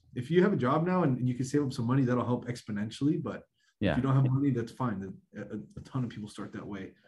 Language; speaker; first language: English; native; English